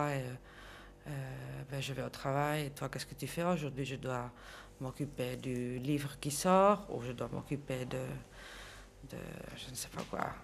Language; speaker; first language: French; non-native, fluent; Dutch